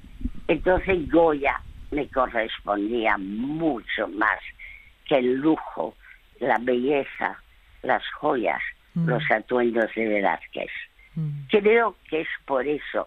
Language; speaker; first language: Spanish; early bilingual, other home language; French